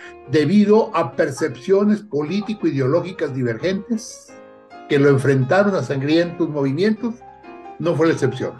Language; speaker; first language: Spanish; native; Spanish